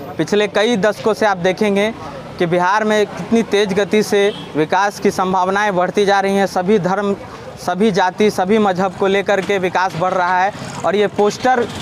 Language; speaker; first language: Hindi; native; Hindi